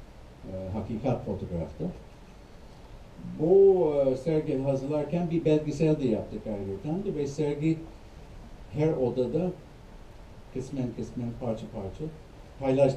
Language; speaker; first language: Turkish; non-native, fluent; English